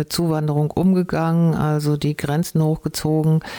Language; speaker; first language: German; native; German